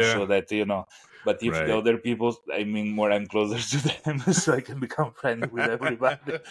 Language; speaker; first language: English; non-native, fluent; Italian